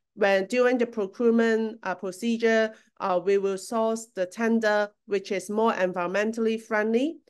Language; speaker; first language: English; non-native, local second language; Cantonese